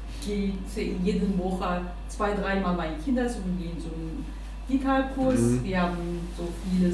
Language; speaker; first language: German; non-native, learner; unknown